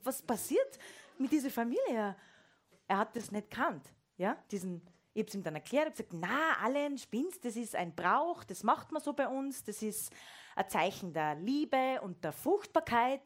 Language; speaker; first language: German; native; German